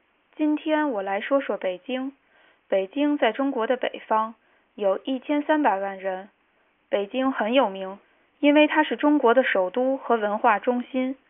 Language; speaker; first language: Chinese; non-native, learner; French